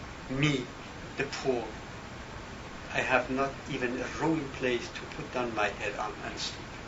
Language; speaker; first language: English; non-native, fluent; Persian